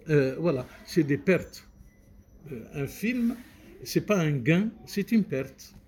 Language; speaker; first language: French; non-native, local second language; Arabic